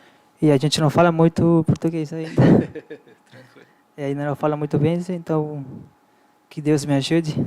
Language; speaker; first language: Portuguese; non-native, learner; Spanish